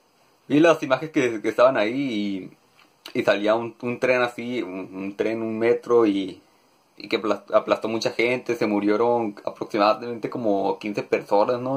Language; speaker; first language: Spanish; native; Spanish